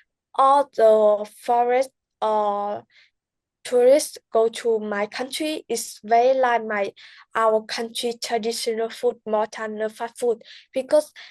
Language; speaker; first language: English; non-native, learner; Vietnamese